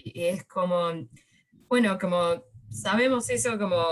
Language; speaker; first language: Spanish; early bilingual, heritage; Spanish